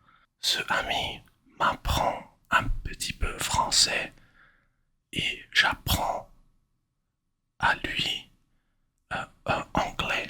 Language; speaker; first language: French; non-native, learner; English